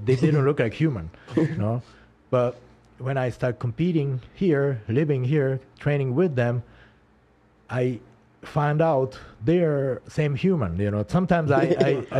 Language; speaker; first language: English; non-native, learner; Japanese